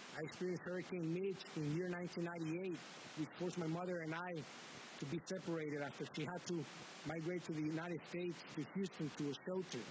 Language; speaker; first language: English; early bilingual, other home language; Spanish